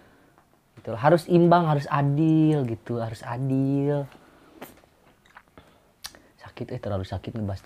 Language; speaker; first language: Indonesian; non-native, local second language; Sundanese